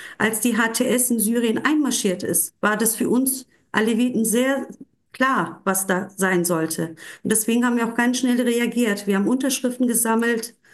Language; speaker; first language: German; non-native, fluent; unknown